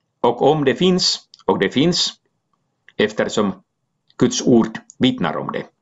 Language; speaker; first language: Swedish; non-native, local second language; Finnish